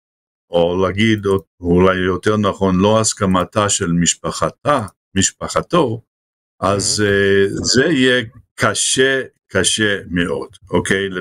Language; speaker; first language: Hebrew; non-native, fluent; English